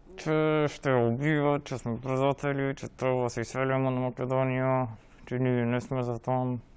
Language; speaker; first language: Bulgarian; early bilingual, heritage; Macedonian